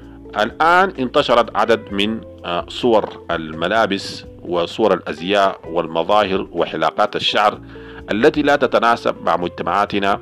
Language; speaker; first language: Arabic; native; Arabic